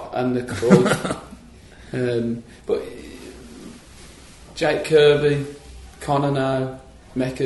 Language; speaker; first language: English; native; English